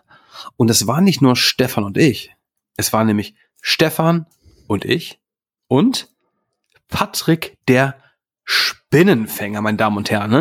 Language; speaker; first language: German; native; German